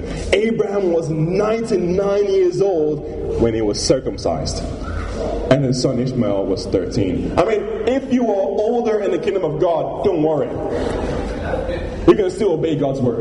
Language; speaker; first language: English; non-native, local second language; Yoruba